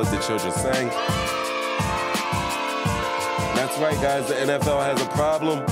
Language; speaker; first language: English; native; English